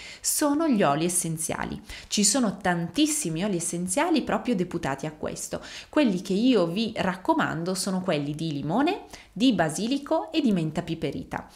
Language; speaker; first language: Italian; native; Italian